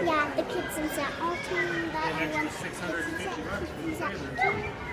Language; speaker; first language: English; native; English